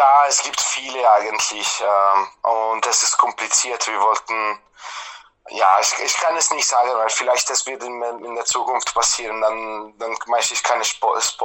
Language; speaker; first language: German; non-native, fluent; Italian